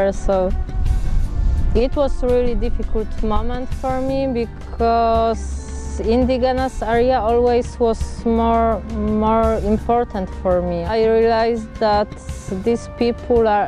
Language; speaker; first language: English; non-native, learner; Polish